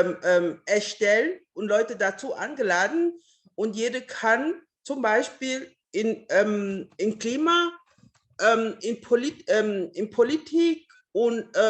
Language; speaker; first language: German; non-native, fluent; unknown